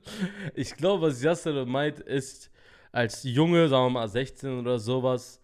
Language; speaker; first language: German; native; German